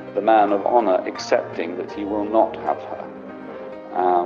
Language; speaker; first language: English; native; English